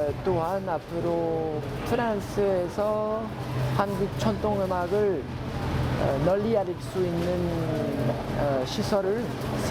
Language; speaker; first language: Korean; non-native, fluent; French